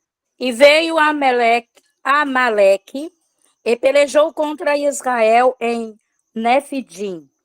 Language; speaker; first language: Portuguese; native; Portuguese